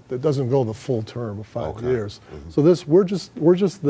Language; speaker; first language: English; native; English